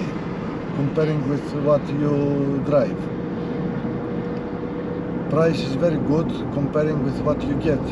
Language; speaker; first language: English; non-native, learner; Greek